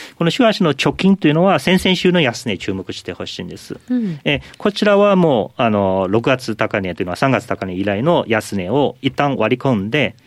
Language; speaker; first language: Japanese; non-native, fluent; Chinese